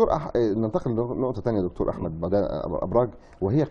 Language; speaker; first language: Arabic; native; Arabic